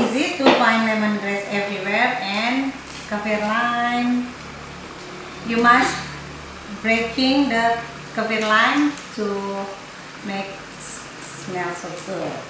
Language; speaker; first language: English; non-native, learner; Indonesian